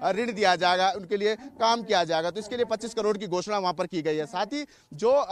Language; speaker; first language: Hindi; native; Hindi